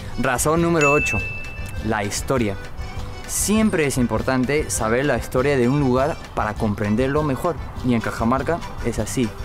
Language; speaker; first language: Spanish; non-native, fluent; English